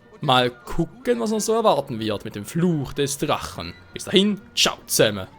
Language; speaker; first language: German; native; German